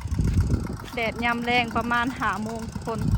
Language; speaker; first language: Thai; non-native, local second language; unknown